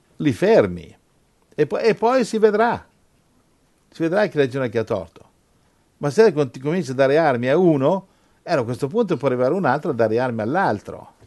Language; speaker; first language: Italian; non-native, fluent; English